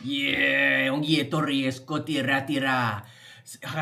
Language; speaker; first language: Basque; non-native, learner; English